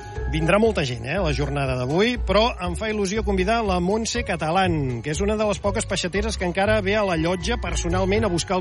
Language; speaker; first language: Catalan; native; Catalan